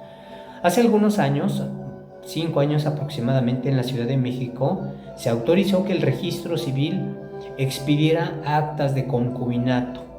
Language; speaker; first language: Spanish; native; Spanish